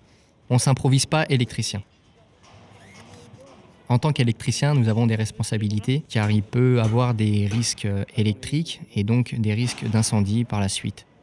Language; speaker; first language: French; native; French